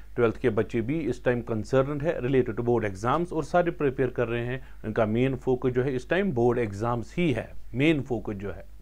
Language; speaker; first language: Hindi; non-native, local second language; Kashmiri